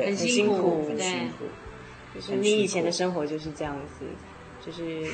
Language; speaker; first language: Chinese; native; Chinese